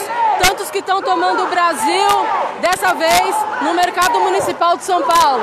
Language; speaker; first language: Portuguese; native; Portuguese